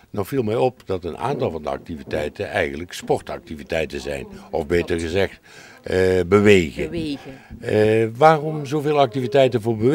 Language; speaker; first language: Dutch; native; Dutch